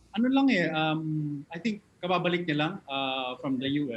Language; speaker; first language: Filipino; native; Filipino